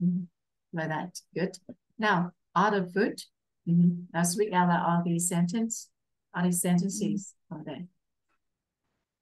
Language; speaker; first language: English; non-native, fluent; Vietnamese